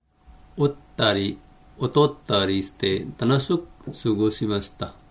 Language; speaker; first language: Japanese; non-native, fluent; Hindi